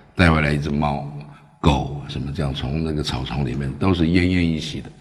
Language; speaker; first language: Chinese; early bilingual, other home language; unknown